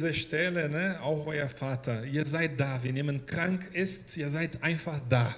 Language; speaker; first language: German; non-native, fluent; Portuguese